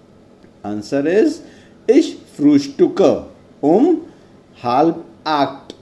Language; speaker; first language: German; non-native, fluent; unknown